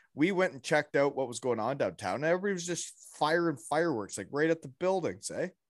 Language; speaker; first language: English; native; English